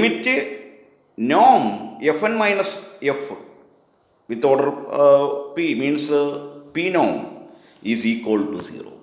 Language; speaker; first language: English; non-native, local second language; Malayalam